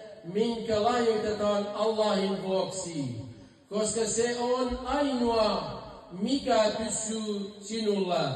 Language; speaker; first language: Finnish; non-native, fluent; Arabic